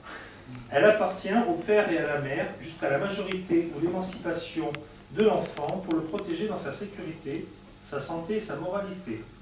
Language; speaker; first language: French; native; French